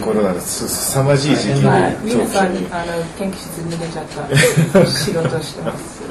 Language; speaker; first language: Japanese; non-native, learner; English